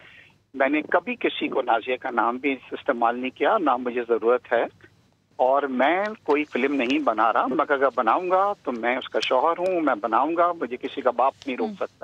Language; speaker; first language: Urdu; native; Urdu